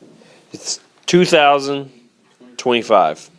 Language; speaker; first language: English; native; English